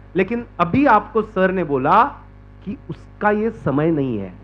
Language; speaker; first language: Hindi; non-native, local second language; Marathi